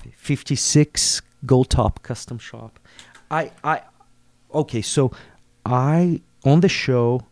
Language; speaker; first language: English; non-native, fluent; Portuguese